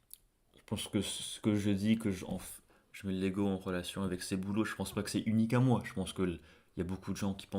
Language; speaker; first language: French; non-native, fluent; English